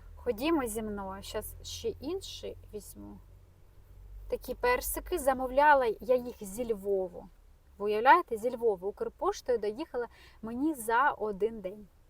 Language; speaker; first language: Ukrainian; non-native, local second language; Russian